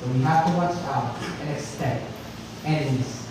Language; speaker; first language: English; non-native, local second language; Filipino